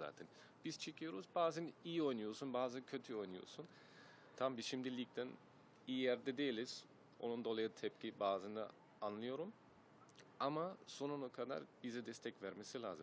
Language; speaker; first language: Turkish; early bilingual, heritage; German